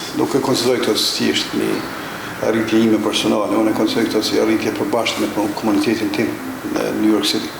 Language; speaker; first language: Albanian; native; Albanian